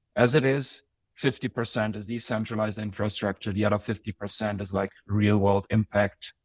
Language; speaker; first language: English; non-native, fluent; Bosnian